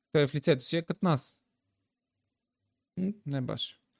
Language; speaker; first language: Bulgarian; native; Bulgarian